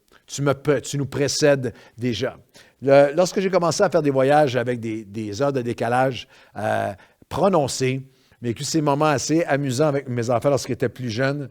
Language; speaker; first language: French; native; French